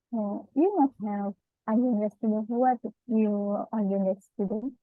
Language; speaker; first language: English; non-native, learner; Indonesian